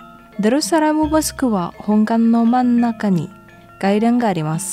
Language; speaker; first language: Japanese; non-native, fluent; Indonesian